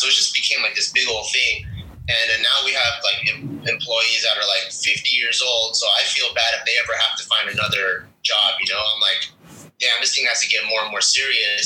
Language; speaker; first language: English; native; English